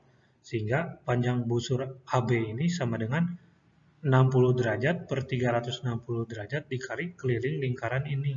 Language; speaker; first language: Indonesian; native; Indonesian